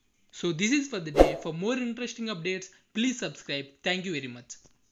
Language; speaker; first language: English; non-native, local second language; Telugu